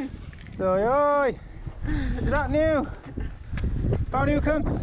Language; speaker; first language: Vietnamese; non-native, learner; English